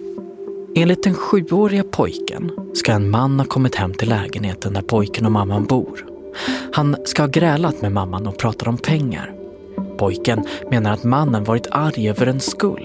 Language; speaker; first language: Swedish; native; Swedish